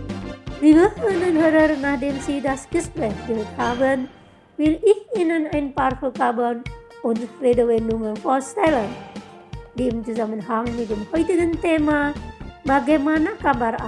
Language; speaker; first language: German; non-native, fluent; Indonesian